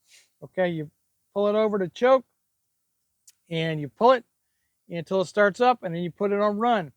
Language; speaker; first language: English; native; English